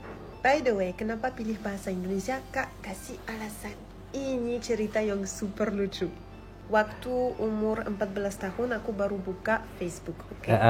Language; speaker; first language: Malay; non-native, fluent; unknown